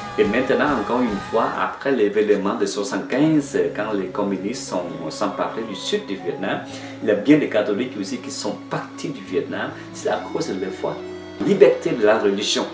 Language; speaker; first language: French; non-native, fluent; Vietnamese